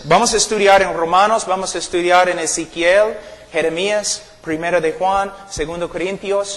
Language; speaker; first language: Spanish; non-native, fluent; English